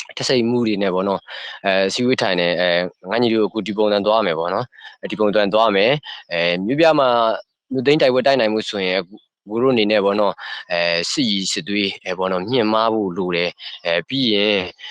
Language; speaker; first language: Burmese; native; Burmese